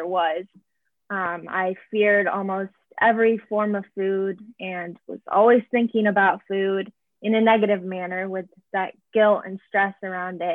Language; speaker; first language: English; native; English